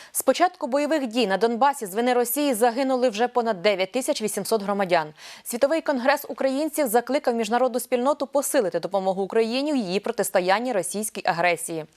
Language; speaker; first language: Ukrainian; native; Ukrainian